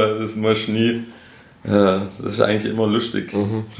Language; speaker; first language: German; native; German